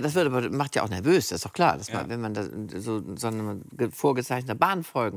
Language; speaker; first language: German; native; German